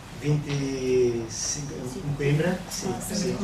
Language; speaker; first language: Portuguese; non-native, learner; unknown